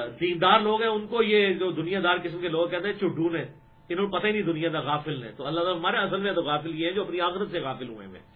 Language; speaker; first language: Urdu; non-native, local second language; Punjabi